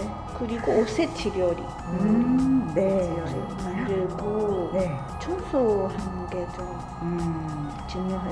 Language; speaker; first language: Korean; non-native, fluent; Japanese